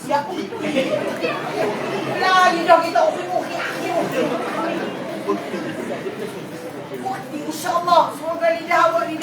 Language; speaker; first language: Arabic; non-native, learner; Malay